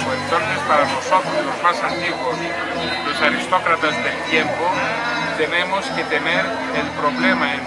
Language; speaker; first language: Spanish; non-native, fluent; Greek